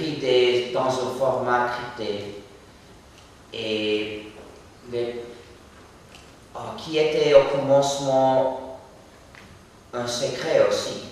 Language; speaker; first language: French; non-native, fluent; English